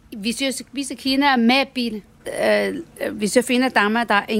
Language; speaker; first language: Danish; non-native, learner; Chinese